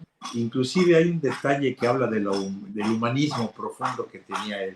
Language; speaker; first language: Spanish; native; Spanish